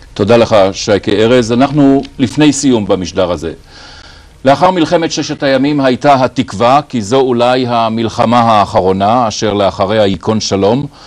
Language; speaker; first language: Hebrew; native; Hebrew